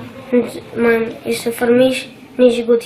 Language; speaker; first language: German; non-native, learner; Albanian